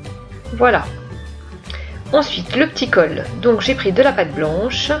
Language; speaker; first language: French; native; French